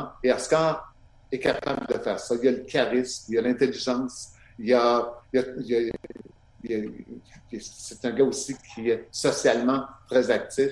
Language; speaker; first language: French; native; French